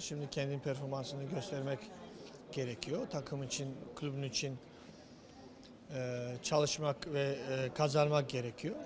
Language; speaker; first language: Turkish; non-native, fluent; Georgian